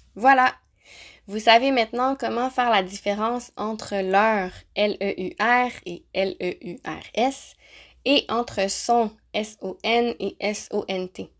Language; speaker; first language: French; native; French